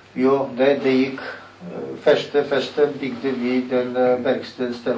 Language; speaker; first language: Norwegian; non-native, learner; Polish